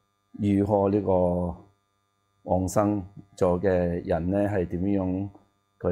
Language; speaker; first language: Cantonese; non-native, learner; Tibetan